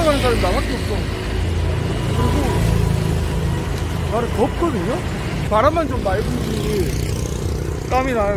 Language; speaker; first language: Korean; native; Korean